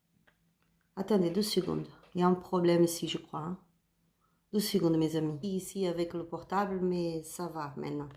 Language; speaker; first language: French; non-native, learner; Spanish